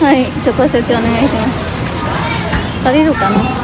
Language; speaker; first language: Japanese; non-native, learner; Indonesian